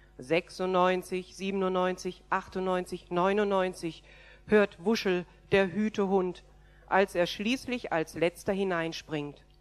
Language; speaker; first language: German; native; German